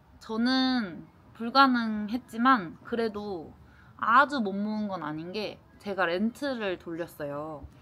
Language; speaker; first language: Korean; native; Korean